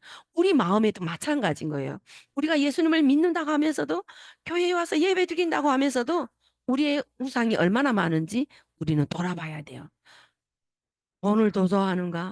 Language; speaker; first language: Korean; native; Korean